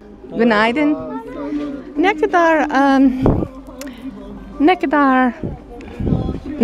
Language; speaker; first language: Turkish; non-native, learner; English